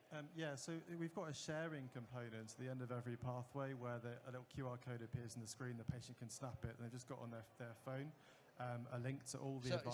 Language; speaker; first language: English; native; English